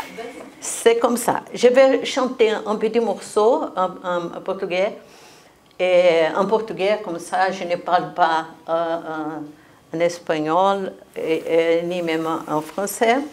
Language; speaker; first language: French; non-native, fluent; Portuguese